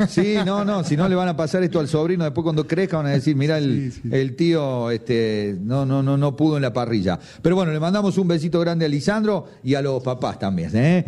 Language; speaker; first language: Spanish; native; Spanish